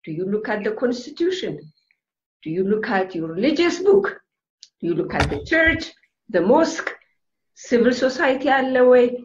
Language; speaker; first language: English; non-native, local second language; Amharic